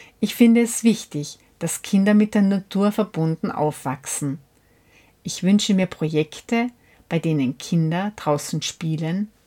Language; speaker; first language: German; non-native, learner; Korean